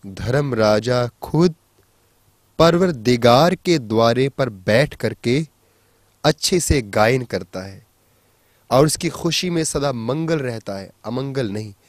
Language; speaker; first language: Hindi; non-native, local second language; Punjabi